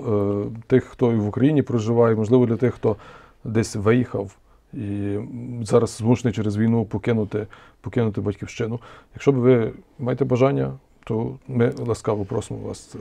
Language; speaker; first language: Ukrainian; native; Ukrainian